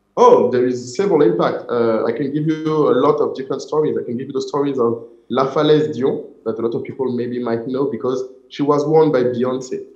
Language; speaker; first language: English; non-native, fluent; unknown